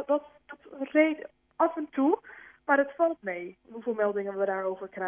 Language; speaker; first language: Dutch; native; Dutch